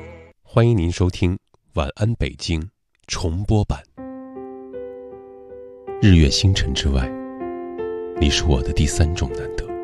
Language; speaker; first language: Chinese; native; Chinese